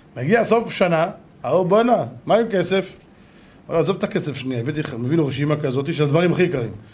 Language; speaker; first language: Hebrew; native; Hebrew